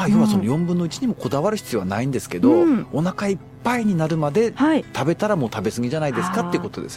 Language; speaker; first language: Japanese; native; Japanese